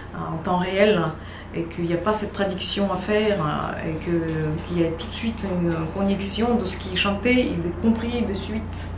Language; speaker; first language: French; non-native, fluent; Russian